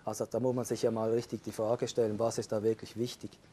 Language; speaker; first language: German; native; German